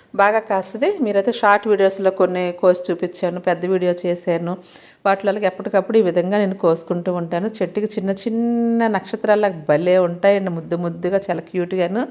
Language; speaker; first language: Telugu; native; Telugu